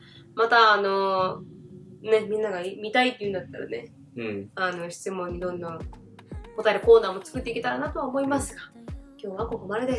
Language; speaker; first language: Japanese; native; Japanese